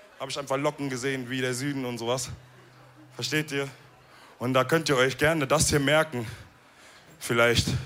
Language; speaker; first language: German; early bilingual, other home language; Wolof